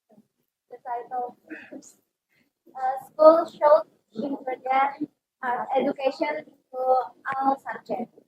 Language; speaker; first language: English; non-native, learner; Indonesian